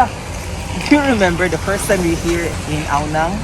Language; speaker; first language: English; non-native, local second language; Filipino